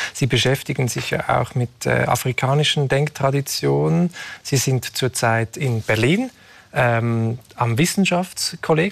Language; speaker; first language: German; native; German